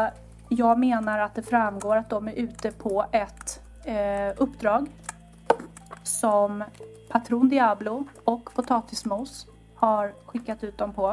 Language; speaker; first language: Swedish; native; Swedish